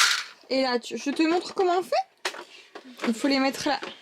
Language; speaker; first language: French; native; French